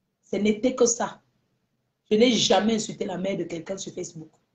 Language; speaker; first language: French; non-native, local second language; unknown